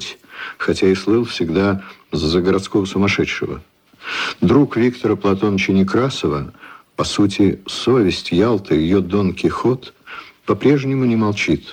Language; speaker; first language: Russian; native; Russian